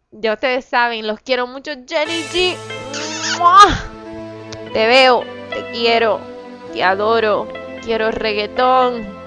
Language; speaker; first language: Spanish; early bilingual, heritage; Spanish